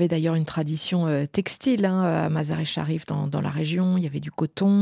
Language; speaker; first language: French; native; French